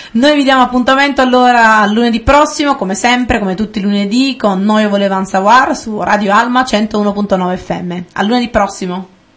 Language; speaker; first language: Italian; native; Italian